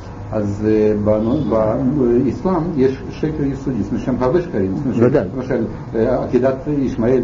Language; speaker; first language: Hebrew; non-native, fluent; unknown